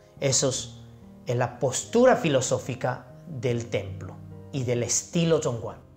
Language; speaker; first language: Spanish; non-native, fluent; Chinese